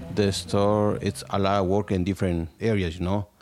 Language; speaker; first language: English; non-native, learner; Spanish